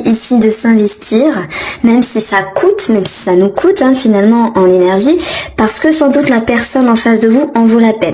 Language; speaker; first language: French; native; French